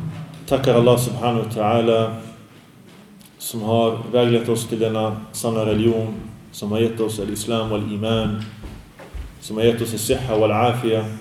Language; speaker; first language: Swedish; early bilingual, other home language; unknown